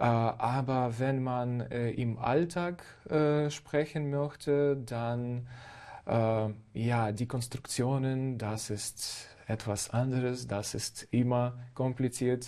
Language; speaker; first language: German; non-native, fluent; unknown